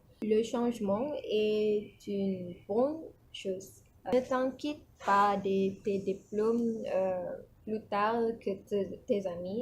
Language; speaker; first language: French; non-native, learner; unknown